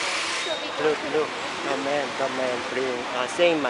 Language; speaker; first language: English; non-native, learner; Korean